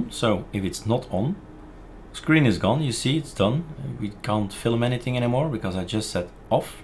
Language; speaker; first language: English; non-native, fluent; Dutch